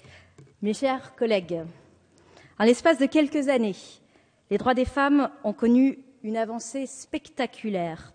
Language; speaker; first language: French; native; French